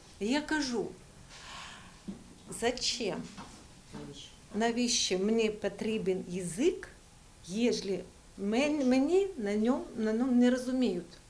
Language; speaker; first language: Ukrainian; non-native, learner; Russian